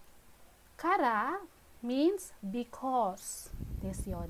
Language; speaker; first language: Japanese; non-native, fluent; Filipino